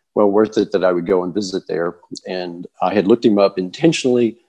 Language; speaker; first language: English; native; English